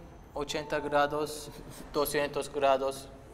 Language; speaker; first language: Spanish; non-native, learner; Turkish